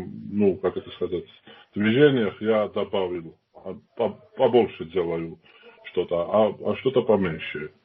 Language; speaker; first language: Russian; non-native, fluent; Georgian